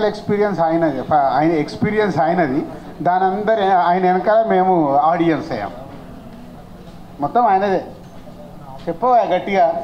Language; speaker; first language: Telugu; native; Telugu